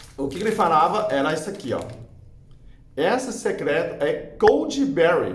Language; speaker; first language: Portuguese; non-native, fluent; Chinese